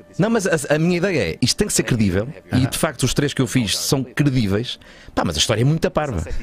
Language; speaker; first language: Portuguese; native; Portuguese